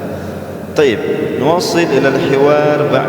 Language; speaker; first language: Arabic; non-native, fluent; Indonesian